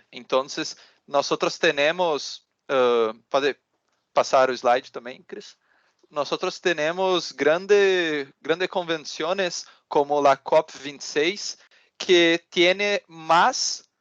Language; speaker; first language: Spanish; non-native, learner; Portuguese